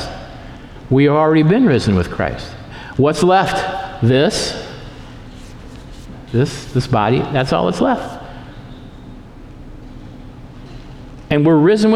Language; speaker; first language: English; native; English